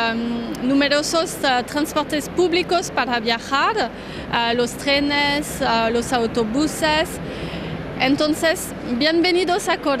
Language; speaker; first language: Spanish; non-native, fluent; Korean